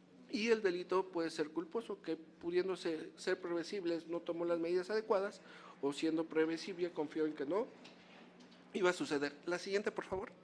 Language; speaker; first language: Spanish; native; Spanish